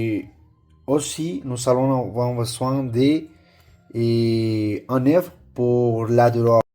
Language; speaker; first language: French; non-native, learner; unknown